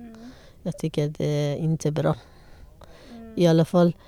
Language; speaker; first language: Swedish; non-native, learner; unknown